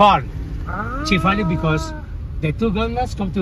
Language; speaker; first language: English; non-native, learner; Spanish